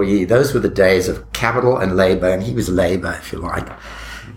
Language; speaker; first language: English; native; English